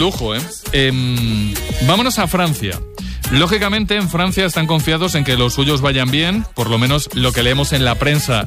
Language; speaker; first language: Spanish; native; Spanish